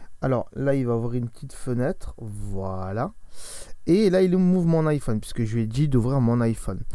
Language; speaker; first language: French; native; French